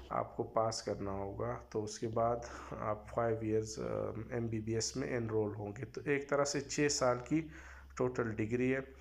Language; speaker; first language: Urdu; non-native, local second language; Pashto